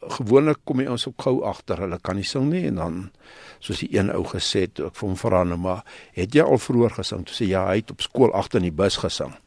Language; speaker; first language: Afrikaans; native; Afrikaans